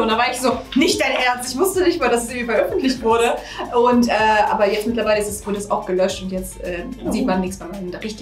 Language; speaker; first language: German; native; German